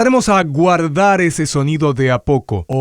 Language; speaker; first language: Spanish; native; Spanish